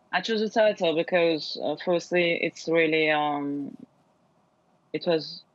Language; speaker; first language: English; non-native, learner; Turkish